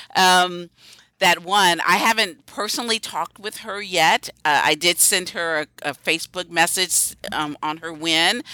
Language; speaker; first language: English; native; English